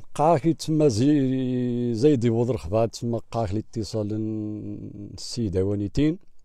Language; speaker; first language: Arabic; non-native, local second language; Riffian